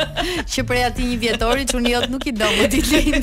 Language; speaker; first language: Albanian; native; Albanian